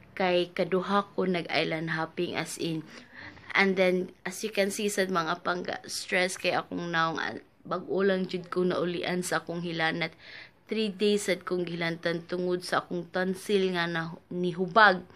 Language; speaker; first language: Cebuano; native; Cebuano